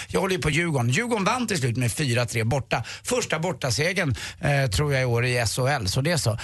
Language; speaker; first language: Swedish; native; Swedish